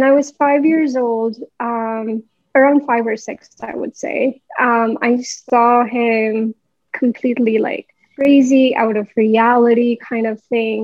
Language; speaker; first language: English; non-native, local second language; Hindi